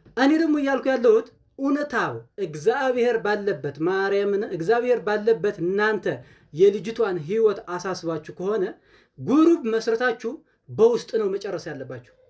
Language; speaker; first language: Amharic; non-native, local second language; Tigrinya